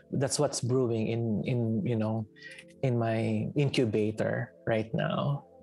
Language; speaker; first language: English; non-native, local second language; Filipino